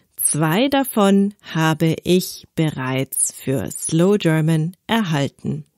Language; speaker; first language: German; native; German